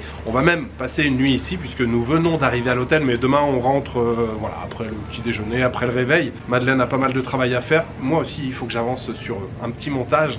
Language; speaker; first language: French; native; French